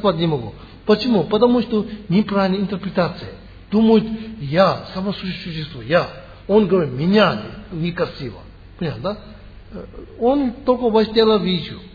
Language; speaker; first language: Russian; non-native, learner; Tibetan